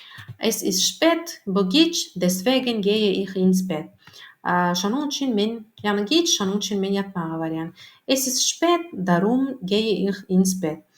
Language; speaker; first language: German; non-native, learner; Turkmen